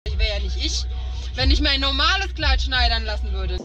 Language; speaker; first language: German; native; German